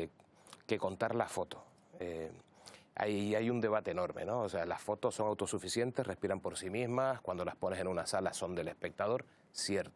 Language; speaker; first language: Spanish; native; Spanish